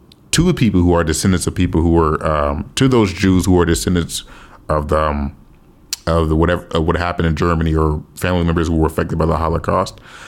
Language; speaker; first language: English; native; English